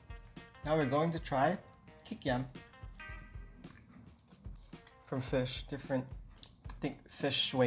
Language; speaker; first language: English; non-native, local second language; Filipino